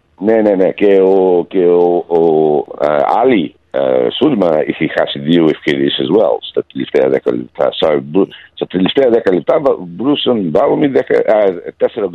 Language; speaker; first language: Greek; early bilingual, heritage; Greek